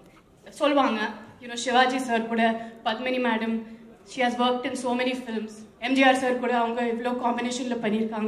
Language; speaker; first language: Tamil; non-native, fluent; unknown